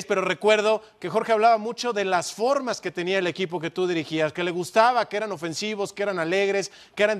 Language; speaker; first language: Spanish; native; Spanish